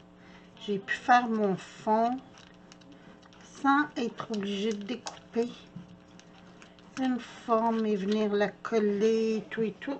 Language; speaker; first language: French; native; French